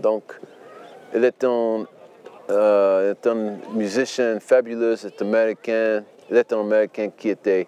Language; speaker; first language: French; non-native, learner; English